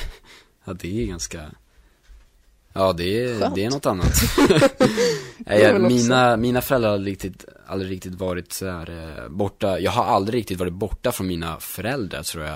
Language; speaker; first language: Swedish; native; Swedish